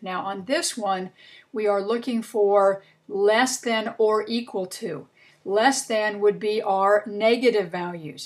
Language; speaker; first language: English; native; English